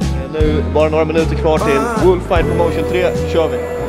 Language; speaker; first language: Swedish; native; Swedish